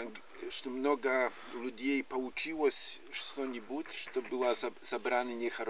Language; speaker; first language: Russian; non-native, learner; Polish